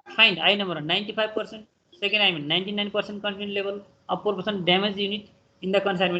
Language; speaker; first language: English; non-native, local second language; Nepali